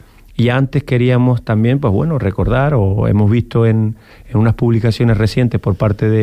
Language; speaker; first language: Spanish; native; Spanish